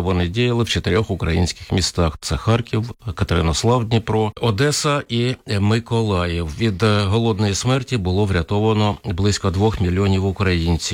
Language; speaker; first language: Ukrainian; native; Ukrainian